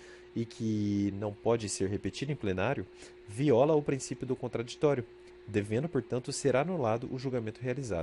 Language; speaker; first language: Portuguese; native; Portuguese